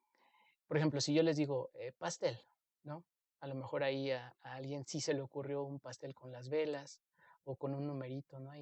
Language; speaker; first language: Spanish; native; Spanish